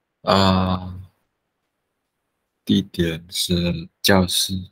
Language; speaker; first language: Chinese; non-native, learner; Vietnamese